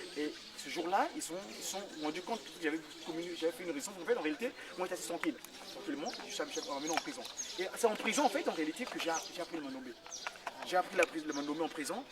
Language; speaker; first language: French; non-native, local second language; Kongo